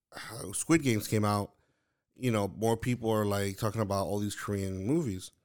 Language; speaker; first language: English; native; English